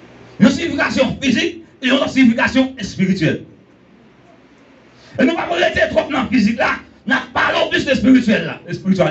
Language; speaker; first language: French; non-native, learner; Haitian Creole